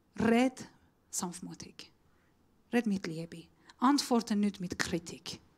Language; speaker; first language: German; non-native, fluent; Assyrian Neo-Aramaic